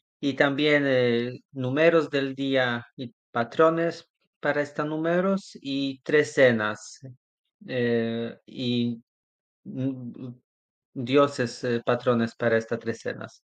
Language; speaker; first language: Spanish; non-native, learner; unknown